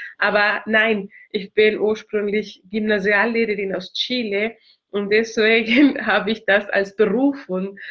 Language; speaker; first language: German; non-native, fluent; Spanish